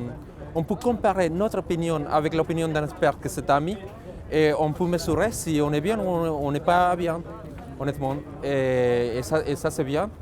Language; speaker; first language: French; non-native, fluent; Spanish